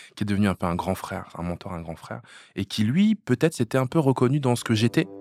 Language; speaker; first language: French; native; French